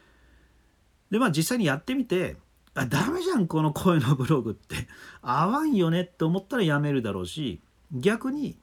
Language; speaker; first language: Japanese; native; Japanese